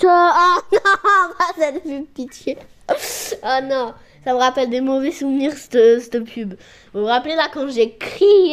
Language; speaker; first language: French; native; French